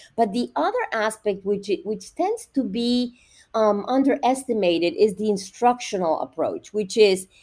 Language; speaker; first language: English; non-native, fluent; Spanish